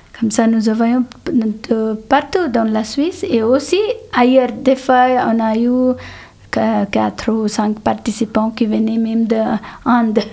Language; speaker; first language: French; non-native, fluent; Telugu